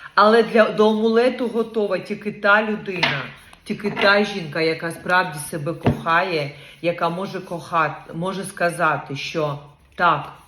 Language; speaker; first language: Ukrainian; non-native, local second language; Russian